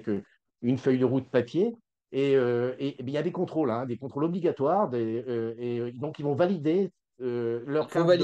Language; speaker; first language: French; native; French